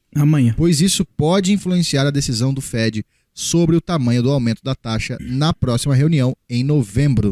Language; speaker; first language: Portuguese; native; Portuguese